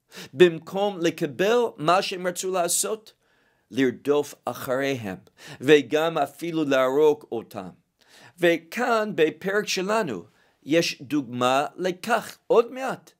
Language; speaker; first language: Hebrew; non-native, fluent; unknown